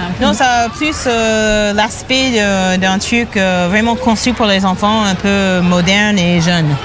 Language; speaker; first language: French; non-native, fluent; English